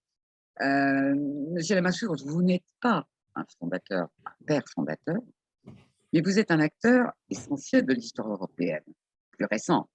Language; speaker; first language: French; native; French